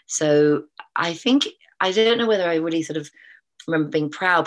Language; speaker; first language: English; native; English